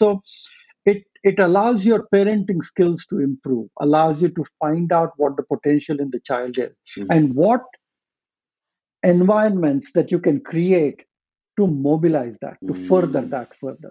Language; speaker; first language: English; non-native, local second language; Marathi